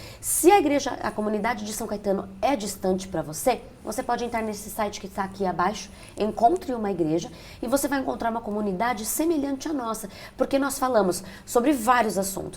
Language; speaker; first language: Portuguese; native; Portuguese